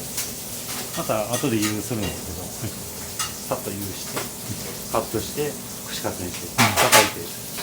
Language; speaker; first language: Japanese; native; Japanese